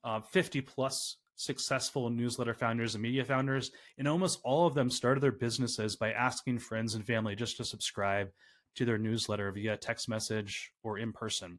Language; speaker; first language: English; native; English